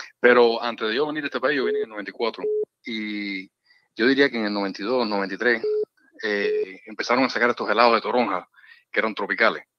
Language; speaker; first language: Spanish; native; Spanish